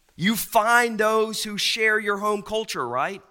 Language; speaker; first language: English; native; English